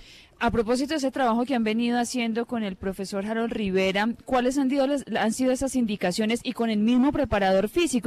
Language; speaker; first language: Spanish; native; Spanish